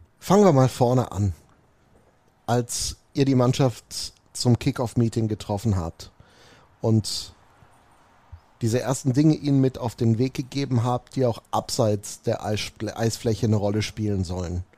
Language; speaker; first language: German; native; German